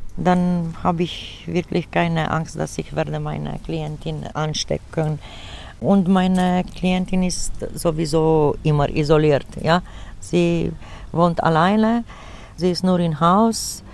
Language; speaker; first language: German; non-native, fluent; Romanian